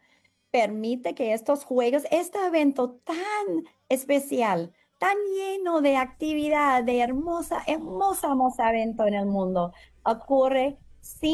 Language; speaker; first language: Spanish; non-native, fluent; English